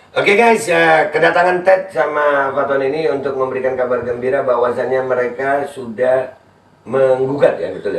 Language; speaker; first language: Indonesian; native; Indonesian